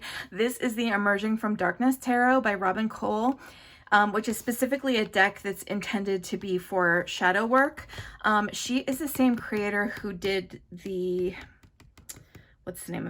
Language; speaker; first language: English; native; English